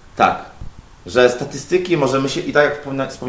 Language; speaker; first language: Polish; native; Polish